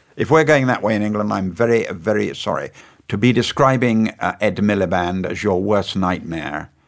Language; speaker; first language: English; native; English